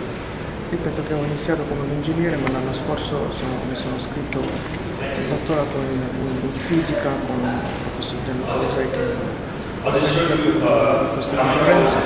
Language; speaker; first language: Italian; non-native, fluent; Bangla